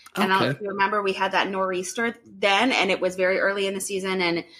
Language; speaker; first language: English; native; English